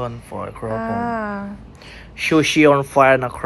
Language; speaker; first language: Thai; non-native, fluent; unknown